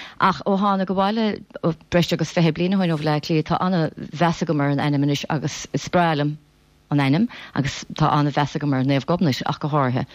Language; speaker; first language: Irish; native; Irish